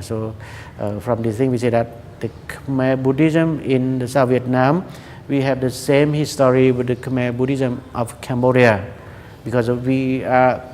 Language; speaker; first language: English; non-native, learner; Khmer